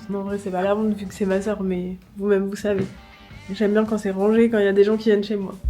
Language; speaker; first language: French; native; French